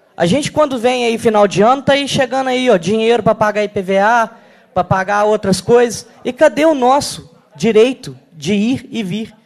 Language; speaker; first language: Portuguese; native; Portuguese